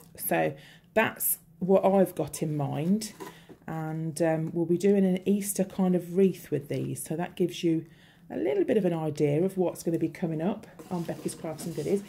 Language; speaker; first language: English; native; English